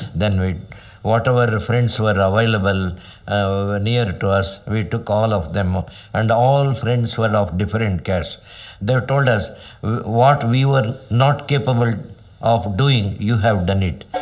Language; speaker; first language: English; non-native, local second language; Kannada